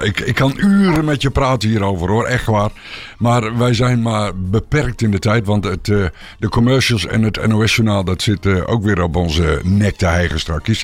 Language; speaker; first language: Dutch; native; Dutch